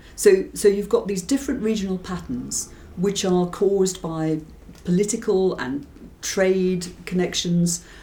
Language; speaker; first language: English; native; English